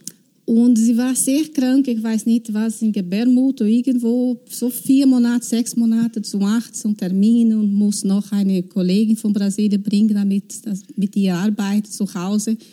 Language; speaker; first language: German; non-native, learner; Portuguese